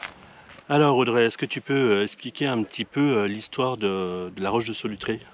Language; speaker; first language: French; native; French